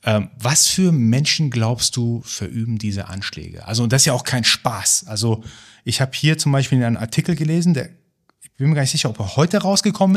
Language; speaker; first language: German; early bilingual, other home language; Persian